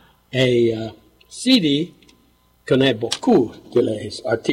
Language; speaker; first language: French; non-native, learner; English